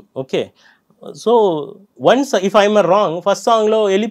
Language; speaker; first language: Telugu; non-native, fluent; Tamil